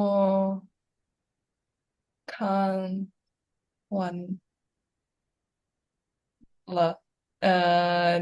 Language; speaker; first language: Chinese; non-native, learner; Russian